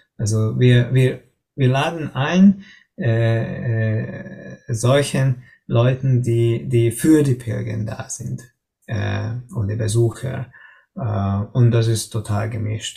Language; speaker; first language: German; non-native, learner; Hungarian